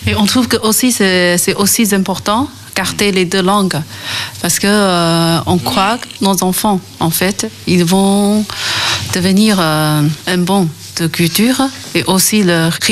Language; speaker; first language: French; non-native, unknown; Chinese